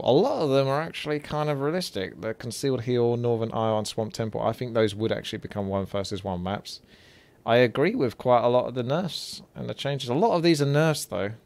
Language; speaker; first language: English; native; English